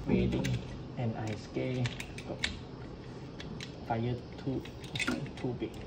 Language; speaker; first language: English; non-native, local second language; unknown